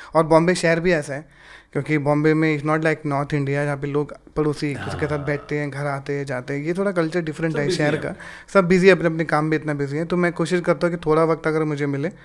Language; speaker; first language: Hindi; native; Hindi